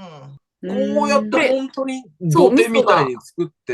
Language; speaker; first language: Japanese; native; Japanese